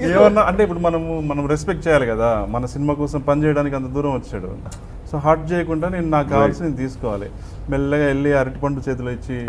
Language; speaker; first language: Telugu; native; Telugu